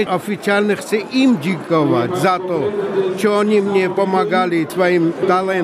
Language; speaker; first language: Polish; non-native, fluent; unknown